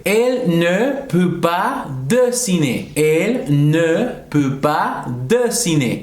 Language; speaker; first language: French; non-native, fluent; Spanish